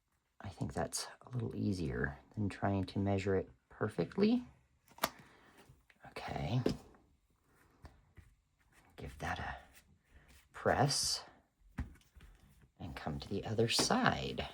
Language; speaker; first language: English; native; English